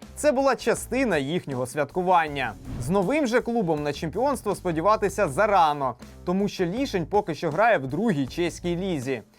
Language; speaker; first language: Ukrainian; native; Ukrainian